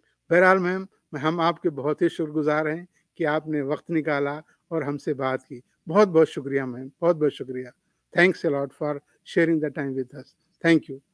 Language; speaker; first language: Urdu; native; Urdu